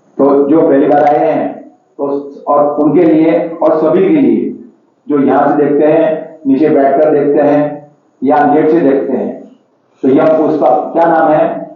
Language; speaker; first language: Hindi; non-native, local second language; Gujarati